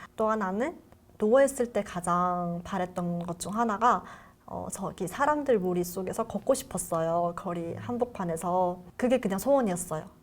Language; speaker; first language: Korean; native; Korean